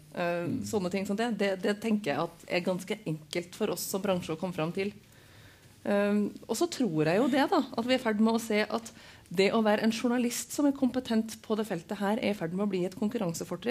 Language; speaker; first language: Norwegian; native; Norwegian